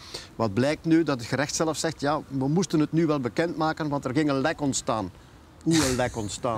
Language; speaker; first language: Dutch; native; Dutch